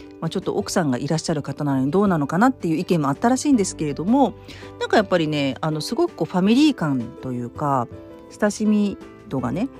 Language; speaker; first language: Japanese; native; Japanese